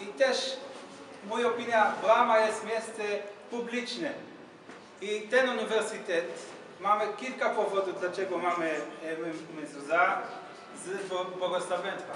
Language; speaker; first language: Polish; non-native, learner; Hebrew